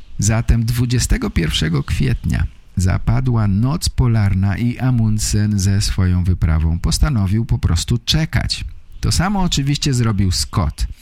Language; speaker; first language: Polish; native; Polish